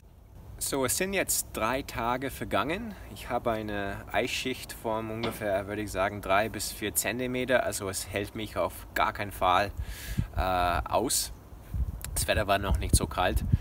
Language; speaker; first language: German; non-native, fluent; English